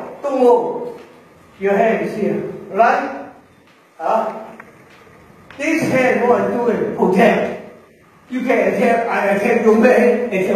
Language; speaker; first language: English; non-native, learner; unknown